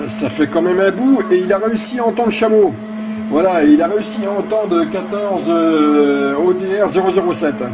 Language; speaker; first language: French; native; French